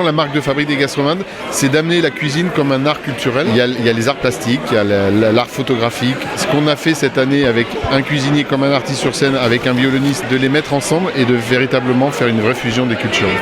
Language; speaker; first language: French; native; French